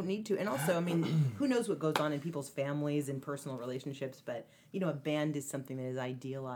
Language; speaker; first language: English; native; English